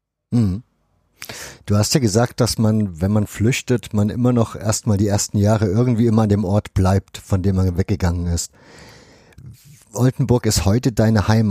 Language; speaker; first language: German; native; German